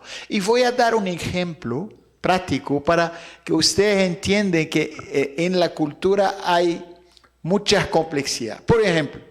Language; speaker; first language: Spanish; non-native, fluent; Arabic